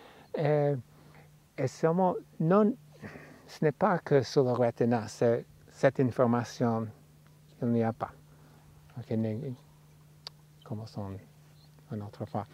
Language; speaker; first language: French; non-native, fluent; English